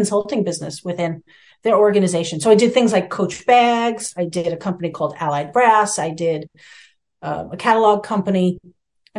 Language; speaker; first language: English; native; English